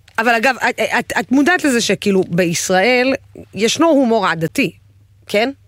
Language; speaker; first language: Hebrew; non-native, local second language; Arabic